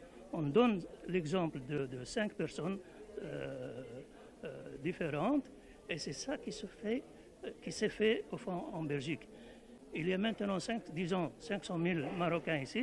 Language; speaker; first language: French; non-native, local second language; Arabic